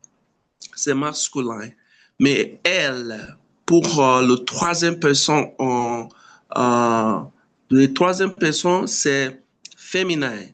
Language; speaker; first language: French; non-native, fluent; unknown